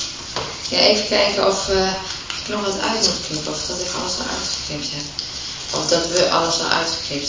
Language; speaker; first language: Dutch; native; Dutch